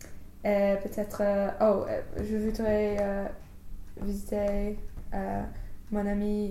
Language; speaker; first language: French; non-native, learner; English